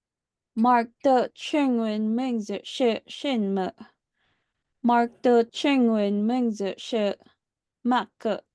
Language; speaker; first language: Chinese; non-native, learner; Filipino